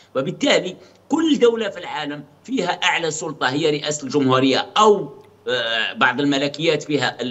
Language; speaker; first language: Arabic; native; Arabic